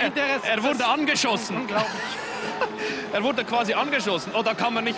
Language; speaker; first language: German; native; German